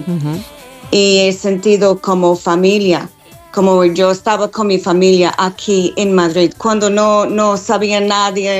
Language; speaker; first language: Spanish; non-native, fluent; English